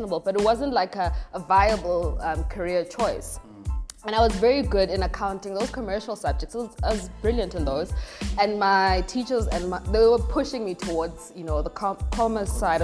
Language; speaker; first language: English; non-native, local second language; Zulu